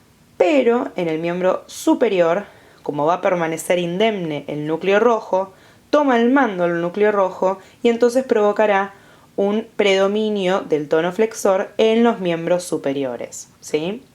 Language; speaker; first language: Spanish; native; Spanish